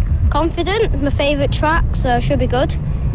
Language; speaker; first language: English; native; English